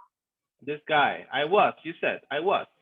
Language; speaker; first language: English; non-native, fluent; Spanish